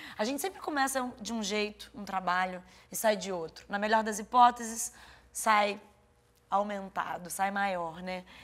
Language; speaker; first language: Portuguese; native; Portuguese